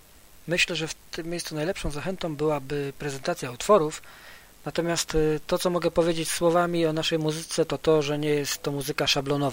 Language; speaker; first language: Polish; native; Polish